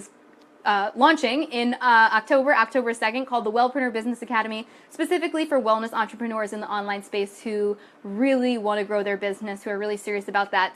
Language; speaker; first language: English; native; English